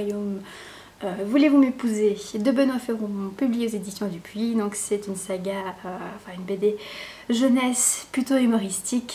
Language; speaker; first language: French; native; French